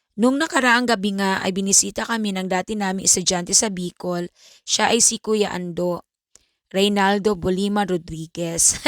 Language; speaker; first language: Filipino; native; Filipino